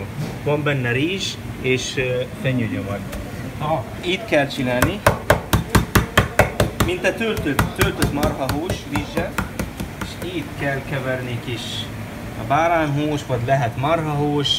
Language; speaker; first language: Hungarian; non-native, learner; Arabic